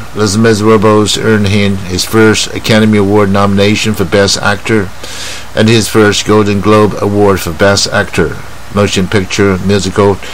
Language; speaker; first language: English; non-native, fluent; Chinese